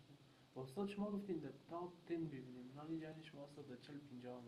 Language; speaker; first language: Persian; native; Persian